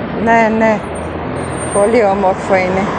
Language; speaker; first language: Greek; non-native, learner; Armenian